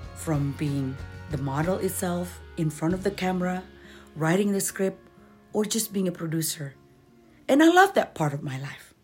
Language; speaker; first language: English; non-native, fluent; Indonesian